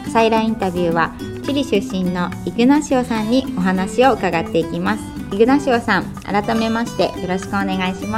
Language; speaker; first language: Japanese; native; Japanese